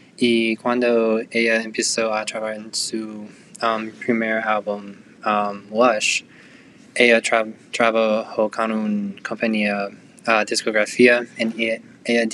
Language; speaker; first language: Spanish; non-native, learner; English